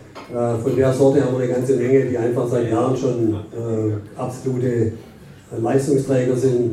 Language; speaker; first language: German; native; German